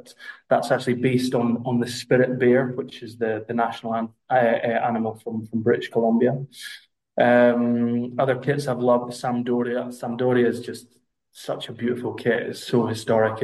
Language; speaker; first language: English; native; English